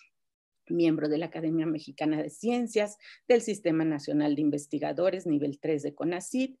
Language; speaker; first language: Spanish; native; Spanish